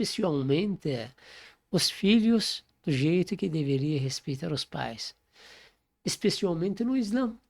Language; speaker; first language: Portuguese; non-native, learner; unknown